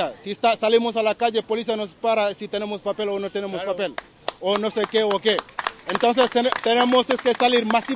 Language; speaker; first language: Spanish; non-native, learner; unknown